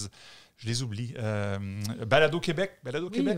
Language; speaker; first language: French; native; French